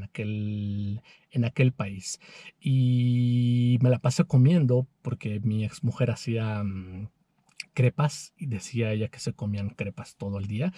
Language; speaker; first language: Spanish; native; Spanish